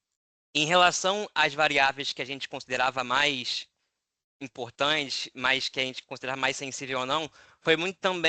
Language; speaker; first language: Portuguese; native; Portuguese